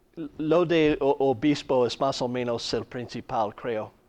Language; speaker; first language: Spanish; non-native, fluent; English